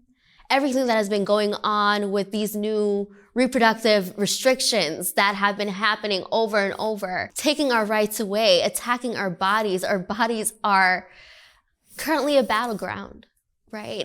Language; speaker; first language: English; early bilingual, other home language; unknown